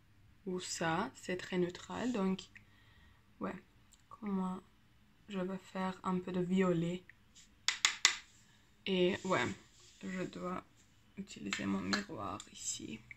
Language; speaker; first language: French; non-native, learner; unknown